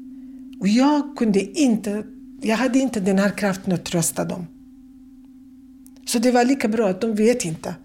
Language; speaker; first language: Swedish; non-native, fluent; Kurdish